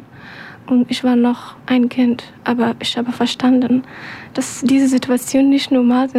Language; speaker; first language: German; non-native, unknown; Persian